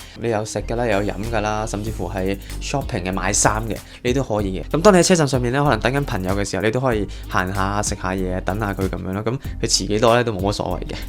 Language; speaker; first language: Cantonese; native; Cantonese